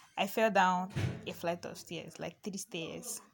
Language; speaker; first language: English; non-native, local second language; Yoruba